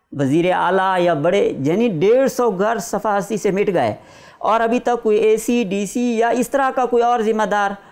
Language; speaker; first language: Urdu; non-native, local second language; Saraiki